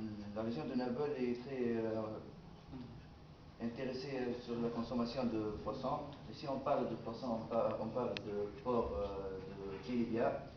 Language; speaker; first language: French; non-native, local second language; Arabic